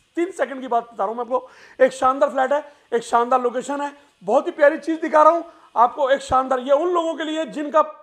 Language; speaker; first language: Hindi; native; Hindi